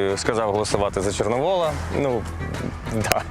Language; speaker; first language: Ukrainian; native; Ukrainian